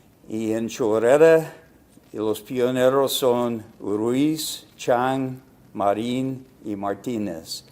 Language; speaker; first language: Spanish; non-native, fluent; English